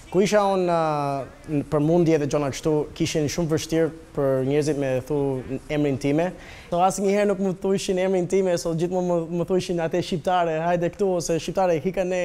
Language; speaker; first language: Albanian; early bilingual, heritage; Albanian